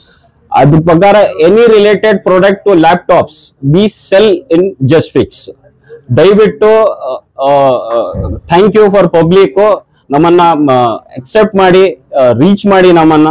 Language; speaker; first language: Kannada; non-native, local second language; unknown